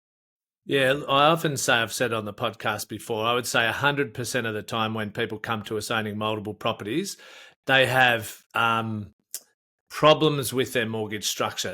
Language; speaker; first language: English; native; English